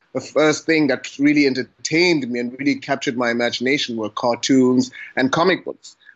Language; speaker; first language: English; non-native, local second language; Xhosa